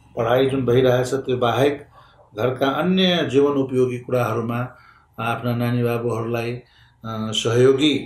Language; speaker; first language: Nepali; non-native, local second language; Maithili